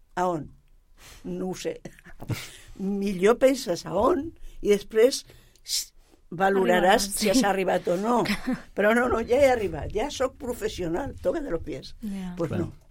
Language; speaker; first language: Catalan; non-native, local second language; Spanish